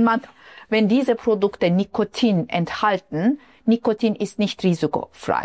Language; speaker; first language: German; non-native, fluent; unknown